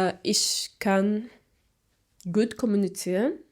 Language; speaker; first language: German; non-native, learner; Portuguese